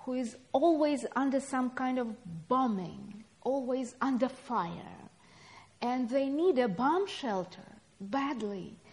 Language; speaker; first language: English; non-native, fluent; Russian